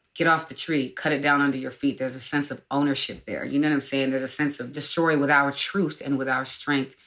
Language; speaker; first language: English; native; English